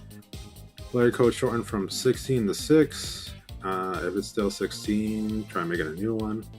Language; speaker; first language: English; native; English